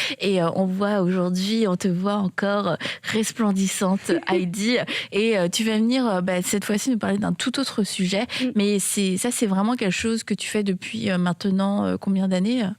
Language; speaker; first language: French; native; French